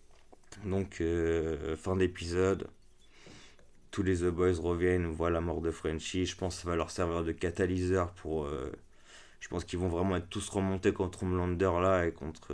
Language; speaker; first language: French; native; French